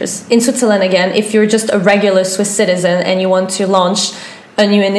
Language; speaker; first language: English; non-native, fluent; French